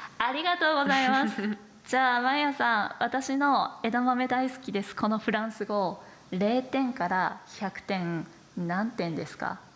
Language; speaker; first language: Japanese; native; Japanese